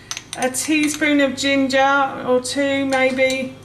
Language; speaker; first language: English; native; English